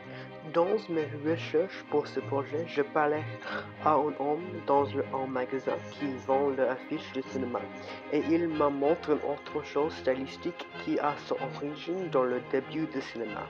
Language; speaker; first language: French; non-native, learner; English